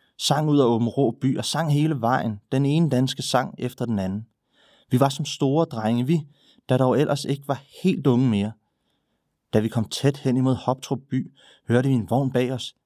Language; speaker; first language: Danish; native; Danish